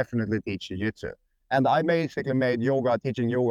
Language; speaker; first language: English; non-native, fluent; Swedish